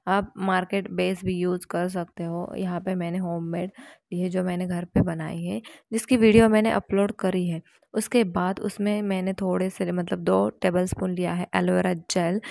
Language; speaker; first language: Hindi; non-native, local second language; Marathi